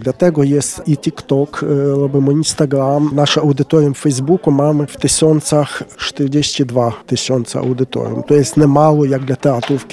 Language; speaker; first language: Polish; non-native, learner; Ukrainian